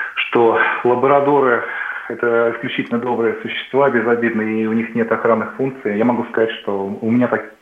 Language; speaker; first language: Russian; native; Russian